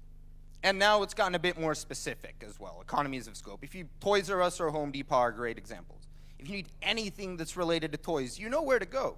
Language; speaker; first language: English; non-native, fluent; Finnish